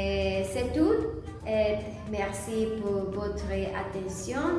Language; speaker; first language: French; non-native, learner; Spanish